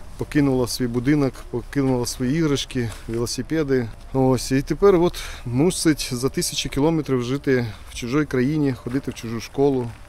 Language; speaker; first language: Ukrainian; non-native, local second language; Russian